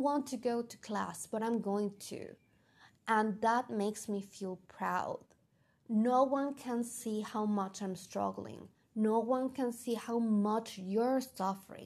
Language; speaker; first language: English; non-native, fluent; Spanish